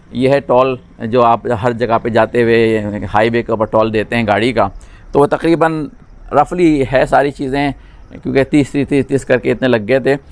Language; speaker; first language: Urdu; native; Urdu